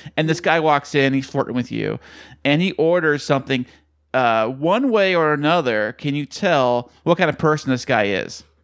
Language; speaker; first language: English; native; English